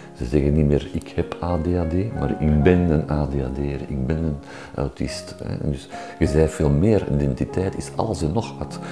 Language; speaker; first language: Dutch; native; Dutch